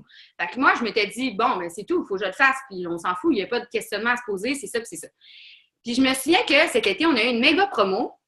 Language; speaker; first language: French; native; French